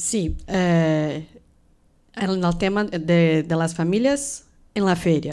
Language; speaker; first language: Spanish; non-native, fluent; Portuguese